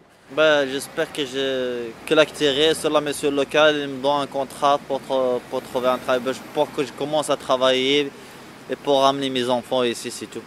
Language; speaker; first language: French; non-native, learner; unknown